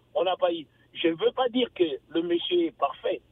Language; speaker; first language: French; non-native, local second language; Lingala